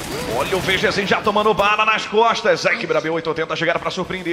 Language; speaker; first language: Portuguese; native; Portuguese